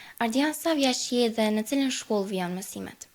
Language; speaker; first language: Albanian; native; Albanian